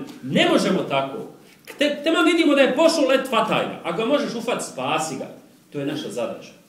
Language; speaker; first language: Serbian; native; Serbian